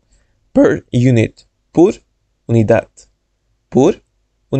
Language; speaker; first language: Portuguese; non-native, fluent; Bangla